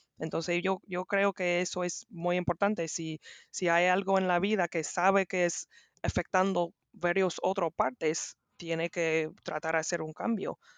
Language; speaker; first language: Spanish; non-native, learner; English